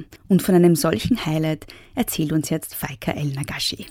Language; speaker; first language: German; native; German